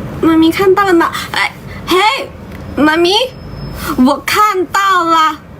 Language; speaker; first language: Chinese; non-native, learner; Thai